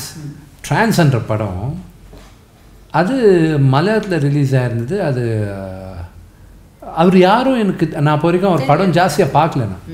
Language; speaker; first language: Tamil; non-native, local second language; Telugu